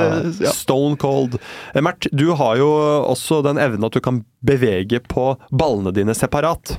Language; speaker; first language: Norwegian; native; Norwegian